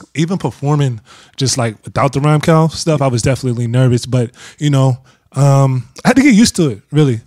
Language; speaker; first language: English; native; English